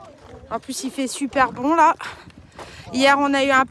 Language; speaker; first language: French; native; French